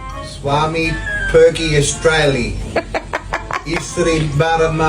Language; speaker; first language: Indonesian; non-native, learner; English